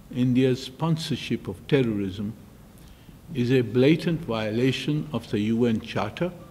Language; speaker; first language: English; non-native, local second language; Urdu